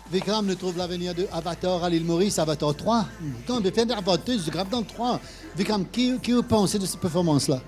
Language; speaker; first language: French; non-native, local second language; Morisyen